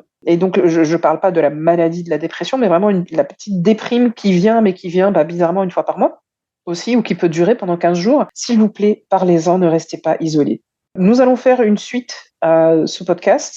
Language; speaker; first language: French; native; French